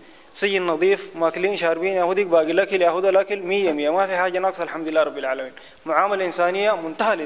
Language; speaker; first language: Arabic; native; Arabic